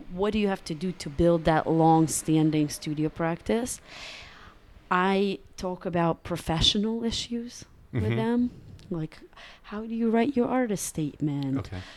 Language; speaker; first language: English; early bilingual, other home language; Russian